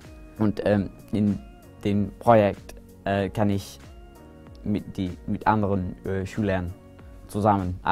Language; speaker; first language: German; non-native, learner; English